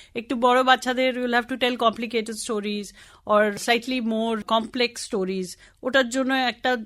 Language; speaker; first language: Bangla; non-native, local second language; Tamil